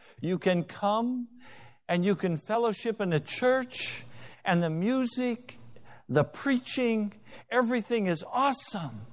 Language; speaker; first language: English; native; English